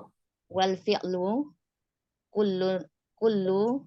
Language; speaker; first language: Arabic; non-native, learner; Indonesian